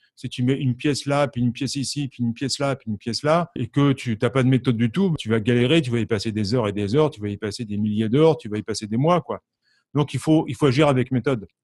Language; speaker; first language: French; native; French